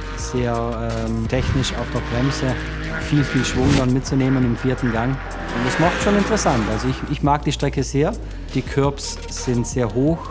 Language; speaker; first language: German; native; German